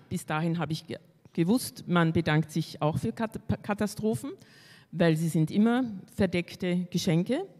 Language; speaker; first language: German; early bilingual, other home language; Spanish